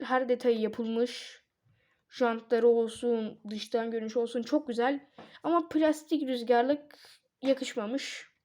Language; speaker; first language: Turkish; native; Turkish